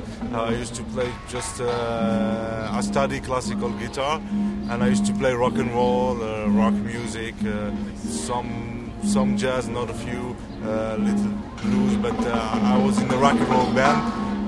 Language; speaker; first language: English; non-native, learner; Arabic